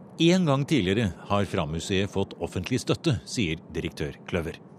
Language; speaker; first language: Norwegian; native; Norwegian